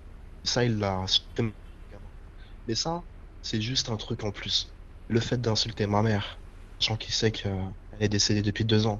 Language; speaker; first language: French; native; French